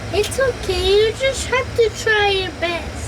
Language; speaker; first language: English; native; English